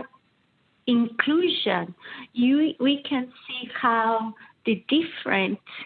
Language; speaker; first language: English; non-native, fluent; Portuguese